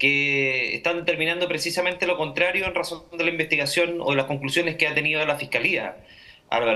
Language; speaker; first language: Spanish; native; Spanish